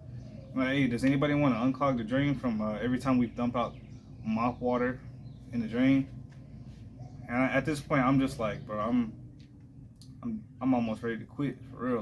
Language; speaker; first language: English; native; English